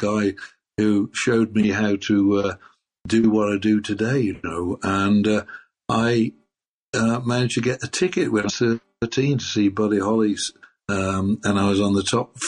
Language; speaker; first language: English; native; English